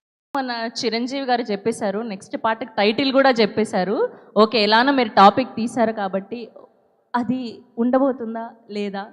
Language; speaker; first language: Telugu; native; Telugu